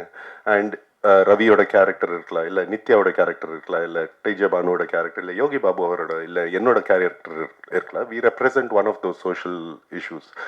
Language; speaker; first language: Tamil; non-native, local second language; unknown